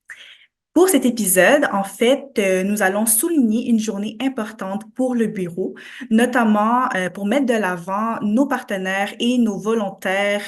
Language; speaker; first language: French; native; French